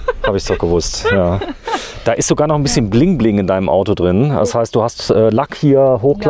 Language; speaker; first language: German; native; German